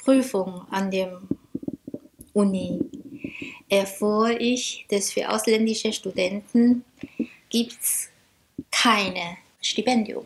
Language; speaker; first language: German; non-native, fluent; Chinese